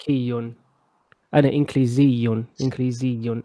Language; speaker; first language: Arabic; non-native, fluent; English